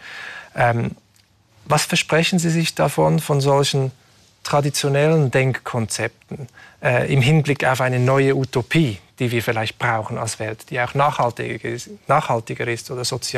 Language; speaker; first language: German; native; German